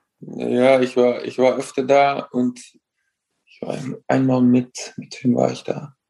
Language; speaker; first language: German; non-native, fluent; Dutch